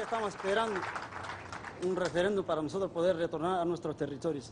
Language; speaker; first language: Spanish; non-native, fluent; Arabic